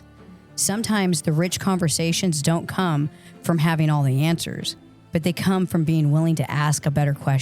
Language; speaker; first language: English; native; English